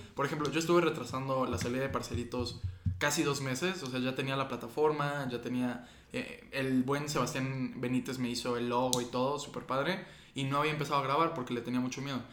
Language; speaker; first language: Spanish; native; Spanish